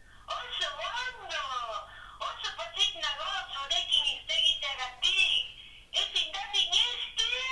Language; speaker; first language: Basque; non-native, learner; Spanish